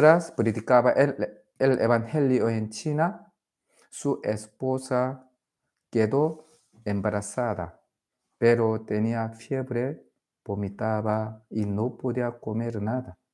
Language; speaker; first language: Spanish; non-native, learner; Korean